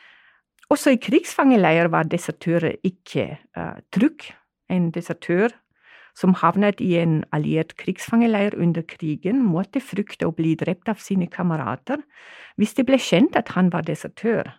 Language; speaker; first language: Norwegian; non-native, fluent; German